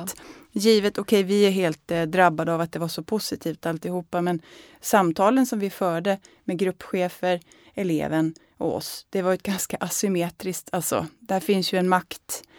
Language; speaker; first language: Swedish; native; Swedish